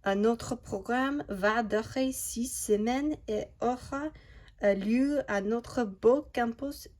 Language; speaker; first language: French; non-native, learner; English